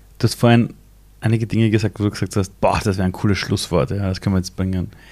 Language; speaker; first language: German; early bilingual, other home language; Persian